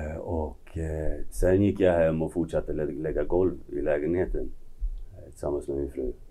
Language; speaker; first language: Swedish; early bilingual, other home language; Kurdish